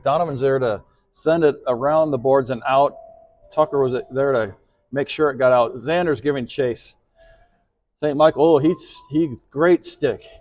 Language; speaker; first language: English; native; English